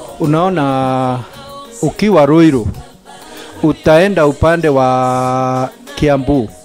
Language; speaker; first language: Swahili; native; Swahili